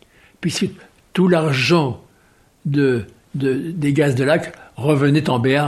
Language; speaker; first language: French; native; French